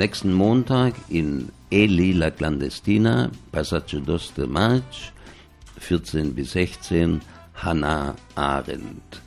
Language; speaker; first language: German; native; German